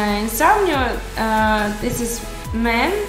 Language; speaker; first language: English; non-native, learner; Russian